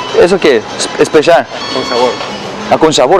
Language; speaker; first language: Spanish; non-native, learner; Korean